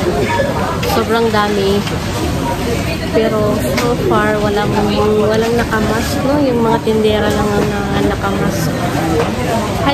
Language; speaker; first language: Filipino; native; Filipino